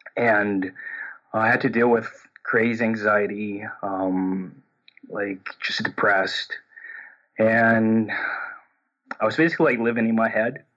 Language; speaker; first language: English; non-native, fluent; Portuguese